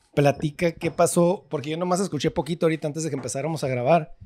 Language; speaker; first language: Spanish; early bilingual, heritage; Spanish